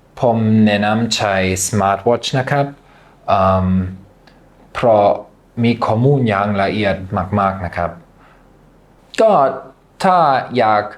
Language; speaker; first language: Thai; non-native, fluent; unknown